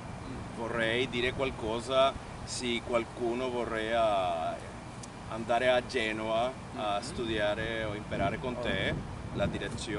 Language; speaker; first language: Italian; non-native, learner; Spanish